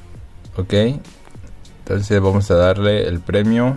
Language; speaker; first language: Spanish; native; Spanish